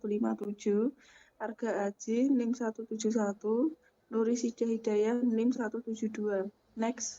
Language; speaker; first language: Indonesian; native; Indonesian